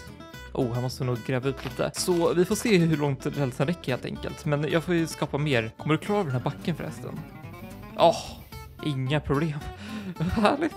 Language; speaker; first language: Swedish; native; Swedish